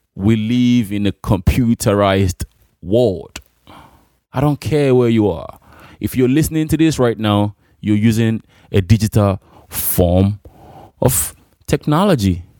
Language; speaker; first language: English; non-native, local second language; Igbo